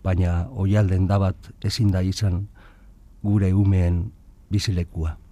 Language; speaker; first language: Basque; non-native, local second language; Spanish